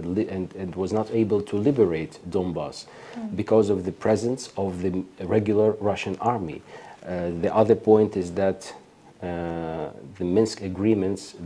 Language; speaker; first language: English; non-native, fluent; Ukrainian